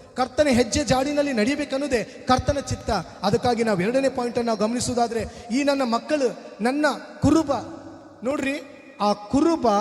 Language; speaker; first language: Kannada; non-native, local second language; Telugu